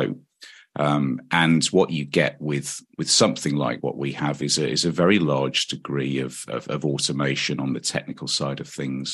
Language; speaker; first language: English; native; English